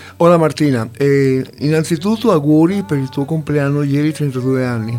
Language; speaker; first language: Italian; non-native, learner; Spanish